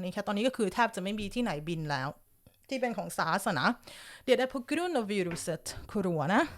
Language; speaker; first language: Swedish; non-native, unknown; Thai